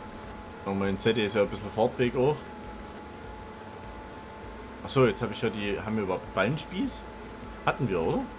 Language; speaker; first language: German; native; German